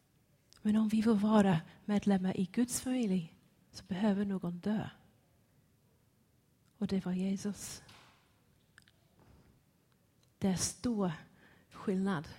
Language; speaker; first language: Swedish; non-native, fluent; English